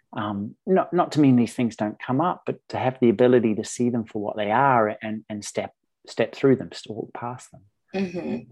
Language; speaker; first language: English; native; English